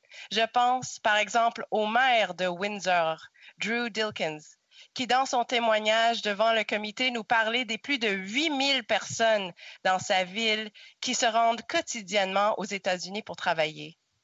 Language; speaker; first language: French; non-native, local second language; English